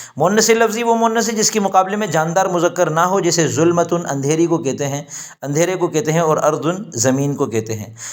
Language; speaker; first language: Urdu; native; Urdu